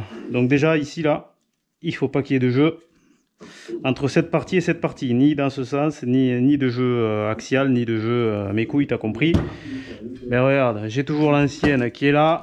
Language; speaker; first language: French; native; French